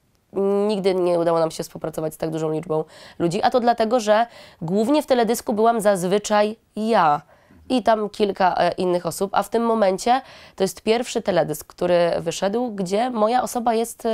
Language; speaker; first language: Polish; native; Polish